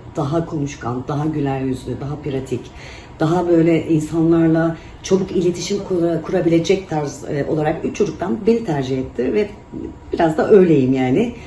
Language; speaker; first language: Turkish; native; Turkish